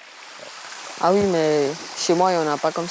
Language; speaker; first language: French; non-native, local second language; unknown